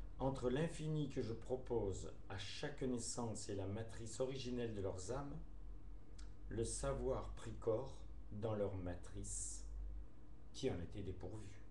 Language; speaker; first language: French; native; French